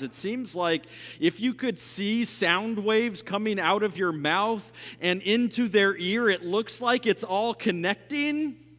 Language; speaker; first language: English; native; English